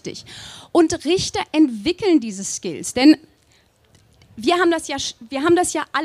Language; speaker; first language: German; native; German